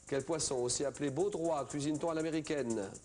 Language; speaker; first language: French; native; French